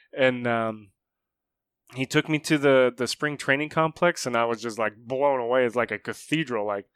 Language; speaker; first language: English; native; English